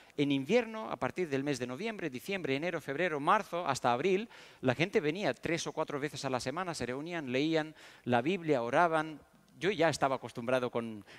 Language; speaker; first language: Spanish; early bilingual, other home language; Romanian